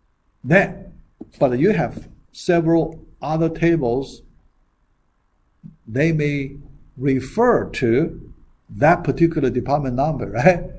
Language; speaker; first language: English; non-native, fluent; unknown